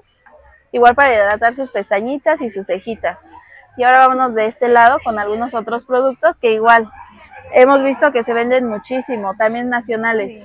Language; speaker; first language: Spanish; native; Spanish